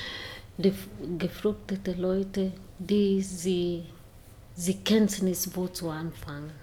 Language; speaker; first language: German; non-native, learner; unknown